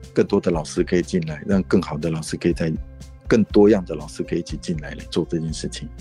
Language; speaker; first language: Chinese; non-native, local second language; Amis